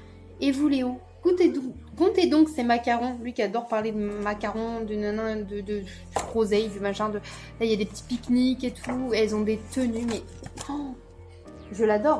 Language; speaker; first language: French; native; French